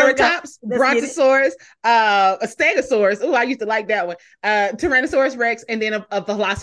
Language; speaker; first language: English; native; English